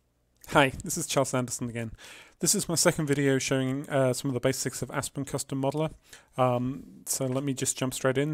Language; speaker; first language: English; native; English